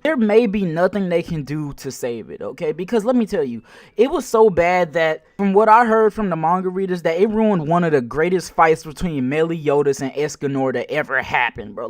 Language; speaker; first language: English; native; English